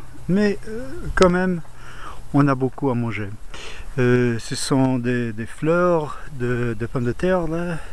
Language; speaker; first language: French; non-native, learner; English